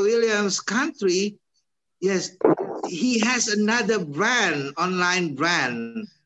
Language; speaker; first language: English; non-native, fluent; Indonesian